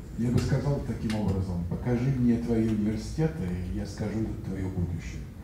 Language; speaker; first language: Russian; non-native, fluent; French